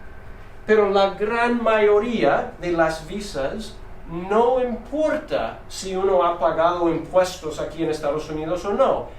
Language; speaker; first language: Spanish; non-native, fluent; English